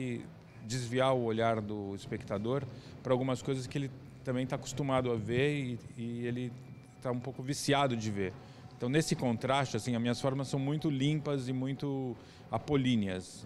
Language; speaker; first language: Portuguese; native; Portuguese